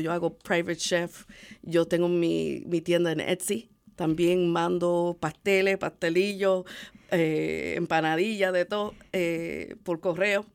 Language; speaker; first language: Spanish; early bilingual, heritage; Spanish